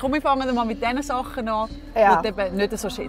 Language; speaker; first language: German; native; German